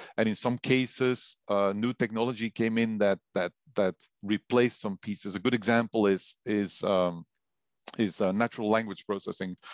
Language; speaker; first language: English; non-native, fluent; Dutch